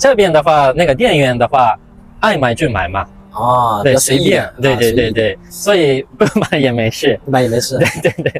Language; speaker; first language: Chinese; non-native, fluent; Japanese